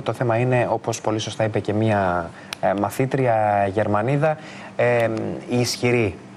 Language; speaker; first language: Greek; native; Greek